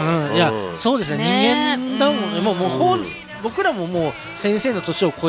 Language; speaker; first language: Japanese; native; Japanese